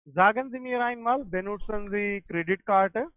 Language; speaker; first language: German; non-native, learner; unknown